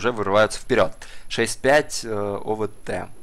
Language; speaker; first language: Russian; native; Russian